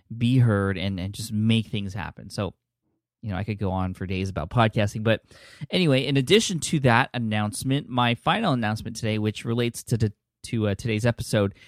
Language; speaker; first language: English; early bilingual, other home language; Filipino